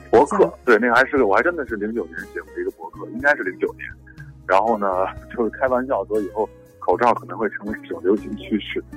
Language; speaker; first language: Chinese; native; Chinese